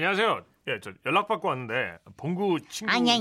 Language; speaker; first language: Korean; native; Korean